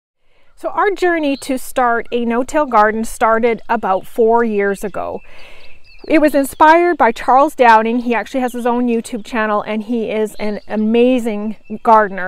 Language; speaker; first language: English; native; English